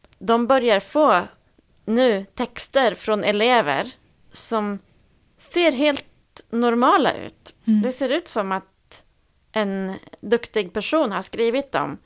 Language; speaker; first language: Swedish; native; Swedish